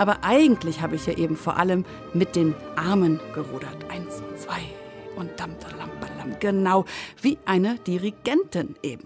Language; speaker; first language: German; native; German